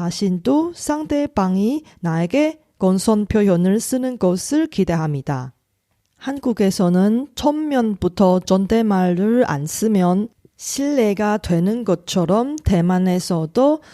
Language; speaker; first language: Korean; non-native, fluent; Chinese